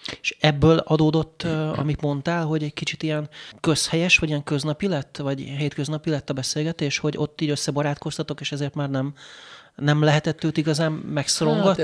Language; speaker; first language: Hungarian; native; Hungarian